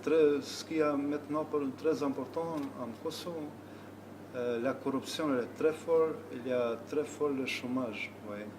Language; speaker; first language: French; non-native, learner; Albanian